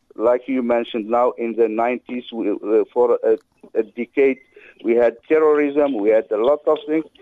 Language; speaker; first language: English; non-native, fluent; Arabic